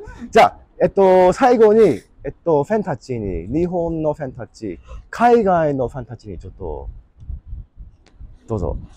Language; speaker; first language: Japanese; non-native, learner; English